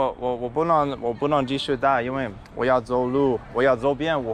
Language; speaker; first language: Chinese; non-native, fluent; English